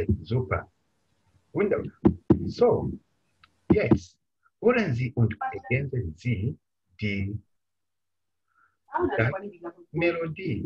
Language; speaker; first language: German; non-native, fluent; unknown